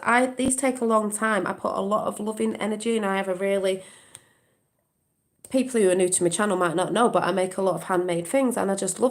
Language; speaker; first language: English; native; English